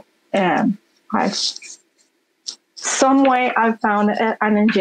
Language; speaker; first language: English; non-native, fluent; Spanish